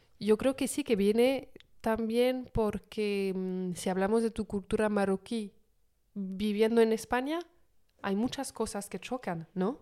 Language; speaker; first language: Spanish; non-native, fluent; French